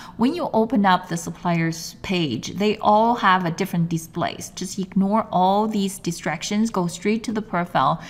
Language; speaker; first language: English; non-native, fluent; Chinese